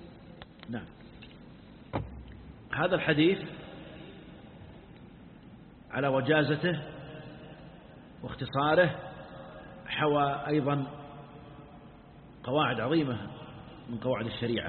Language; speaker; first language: Arabic; native; Arabic